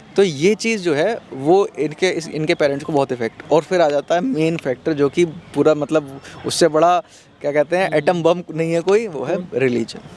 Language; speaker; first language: Hindi; native; Hindi